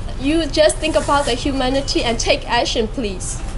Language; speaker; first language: English; non-native, fluent; Burmese